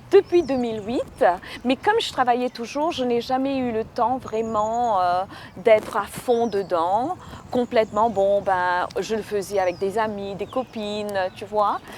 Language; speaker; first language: French; non-native, local second language; Morisyen